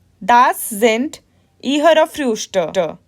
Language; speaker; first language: German; non-native, fluent; Hindi